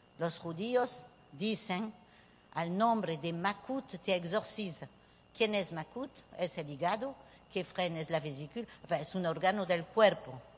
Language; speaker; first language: Spanish; early bilingual, heritage; Spanish